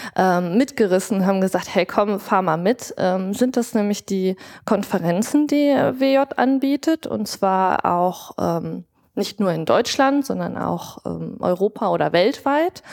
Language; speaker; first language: German; native; German